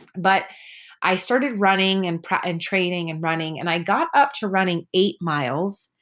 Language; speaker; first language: English; early bilingual, other home language; Spanish